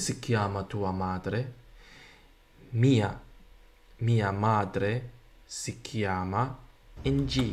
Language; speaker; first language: Italian; non-native, learner; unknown